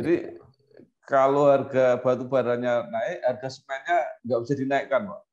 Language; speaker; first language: Indonesian; native; Indonesian